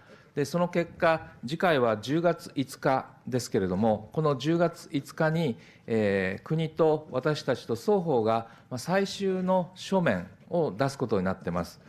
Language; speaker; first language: Japanese; native; Japanese